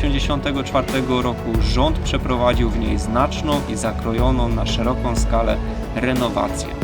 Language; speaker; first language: Polish; native; Polish